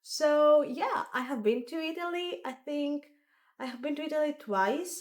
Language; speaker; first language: English; non-native, fluent; Greek